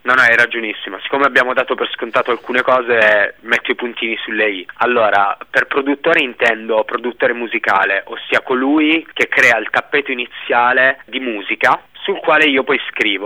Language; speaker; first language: Italian; native; Italian